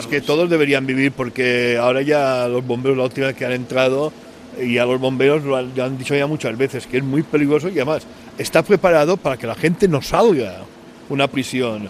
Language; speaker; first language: Spanish; native; Spanish